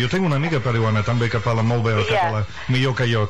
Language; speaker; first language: Catalan; non-native, fluent; English